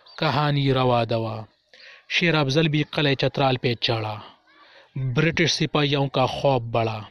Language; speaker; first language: Urdu; non-native, local second language; Pashto